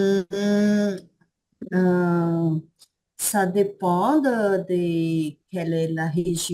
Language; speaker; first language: French; non-native, learner; Portuguese